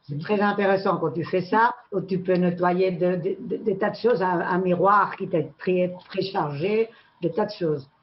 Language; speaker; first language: French; non-native, learner; Spanish